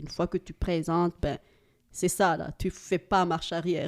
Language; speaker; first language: French; non-native, local second language; Malagasy